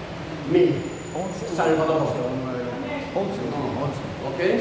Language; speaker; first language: Spanish; non-native, learner; Korean